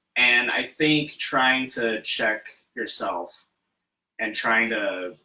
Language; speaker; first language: English; native; English